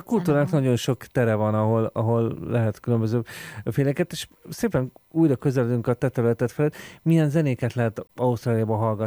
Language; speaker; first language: Hungarian; native; Hungarian